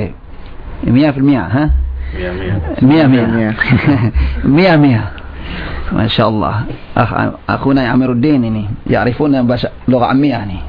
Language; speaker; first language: Arabic; non-native, fluent; Indonesian